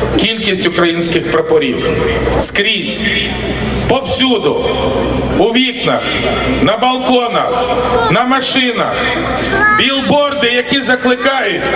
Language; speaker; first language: Ukrainian; non-native, local second language; Russian